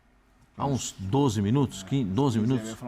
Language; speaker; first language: Portuguese; native; Portuguese